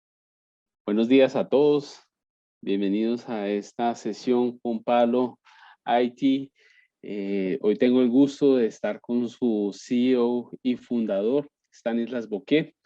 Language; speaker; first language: Spanish; native; Spanish